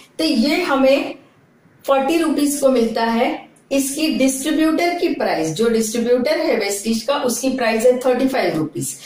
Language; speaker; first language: Hindi; non-native, local second language; Marathi